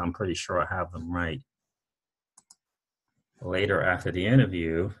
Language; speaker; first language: English; native; English